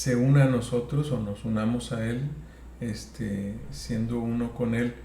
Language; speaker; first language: Spanish; native; Spanish